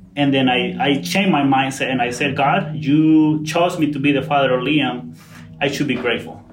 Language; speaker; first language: English; non-native, fluent; Spanish